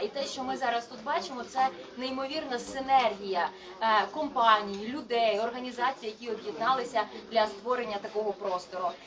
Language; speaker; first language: Ukrainian; native; Ukrainian